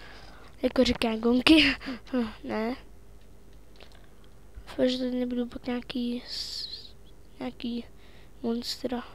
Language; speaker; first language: Czech; native; Czech